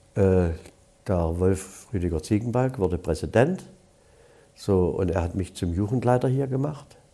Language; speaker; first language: German; native; German